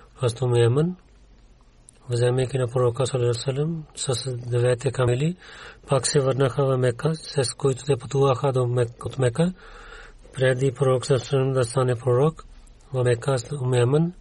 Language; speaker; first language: Bulgarian; non-native, learner; Urdu